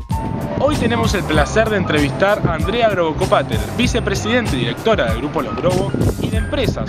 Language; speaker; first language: Spanish; native; Spanish